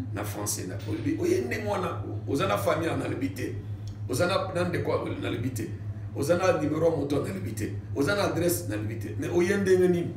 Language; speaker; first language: Lingala; non-native, local second language; Luba-Lulua